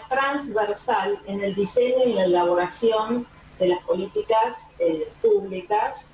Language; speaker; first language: Spanish; native; Spanish